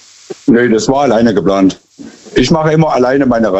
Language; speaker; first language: German; native; German